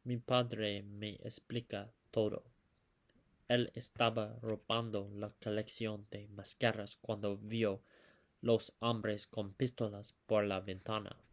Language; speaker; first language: Spanish; non-native, learner; English